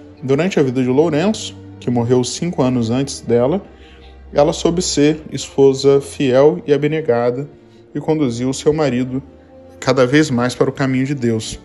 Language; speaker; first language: Portuguese; native; Portuguese